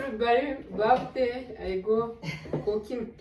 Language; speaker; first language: English; non-native, learner; Kinyarwanda